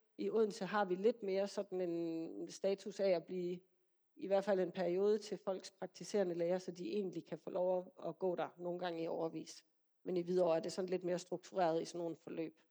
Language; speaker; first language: Danish; native; Danish